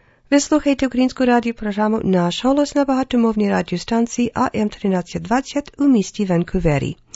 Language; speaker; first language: Ukrainian; early bilingual, other home language; English